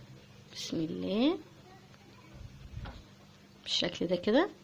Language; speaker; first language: Arabic; native; Arabic